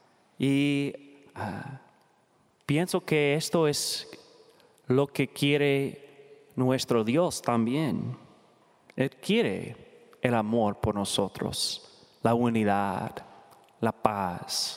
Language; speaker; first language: Spanish; non-native, learner; English